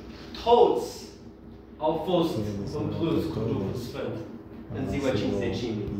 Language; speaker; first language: Romanian; non-native, learner; English